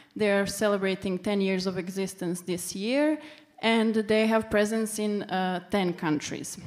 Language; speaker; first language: English; non-native, fluent; Serbian